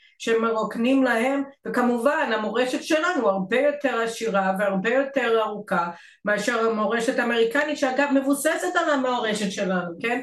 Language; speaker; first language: Hebrew; non-native, fluent; English